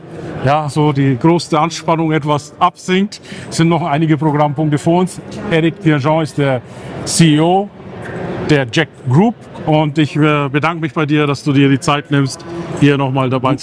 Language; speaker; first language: German; native; German